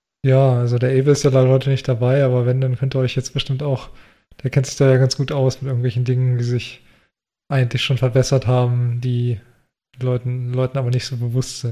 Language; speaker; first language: German; native; German